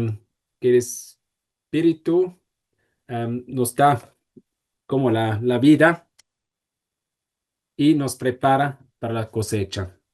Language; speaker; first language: Spanish; non-native, fluent; German